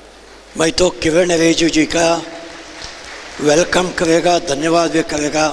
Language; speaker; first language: Hindi; non-native, local second language; Kannada